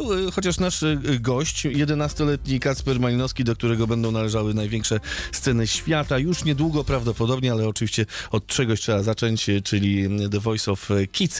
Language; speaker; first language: Polish; native; Polish